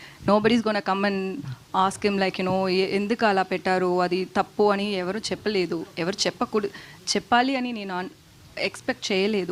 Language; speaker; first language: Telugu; non-native, learner; Tamil